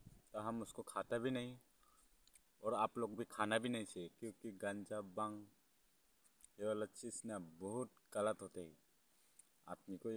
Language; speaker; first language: Hindi; non-native, local second language; Garo